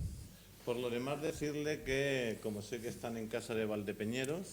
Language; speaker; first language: Spanish; native; Spanish